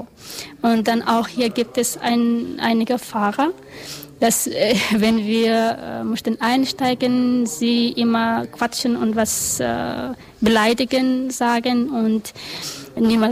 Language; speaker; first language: German; non-native, learner; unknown